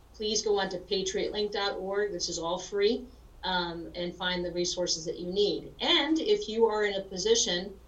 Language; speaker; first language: English; native; English